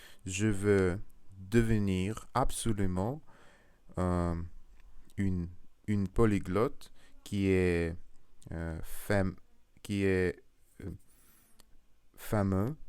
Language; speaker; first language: French; non-native, learner; Russian